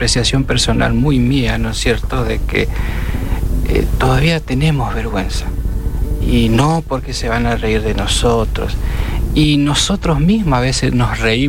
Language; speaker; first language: Spanish; native; Spanish